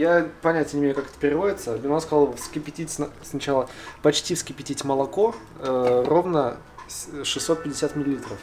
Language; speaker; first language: Russian; native; Russian